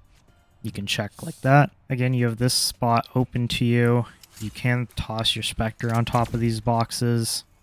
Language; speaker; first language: English; native; English